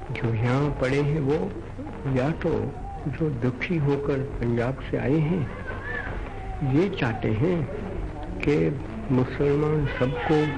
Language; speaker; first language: Hindi; non-native, local second language; Gujarati